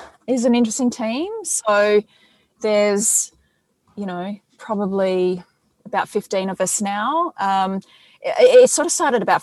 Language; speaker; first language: English; native; English